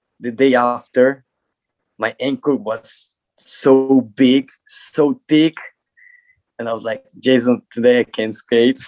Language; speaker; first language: English; non-native, learner; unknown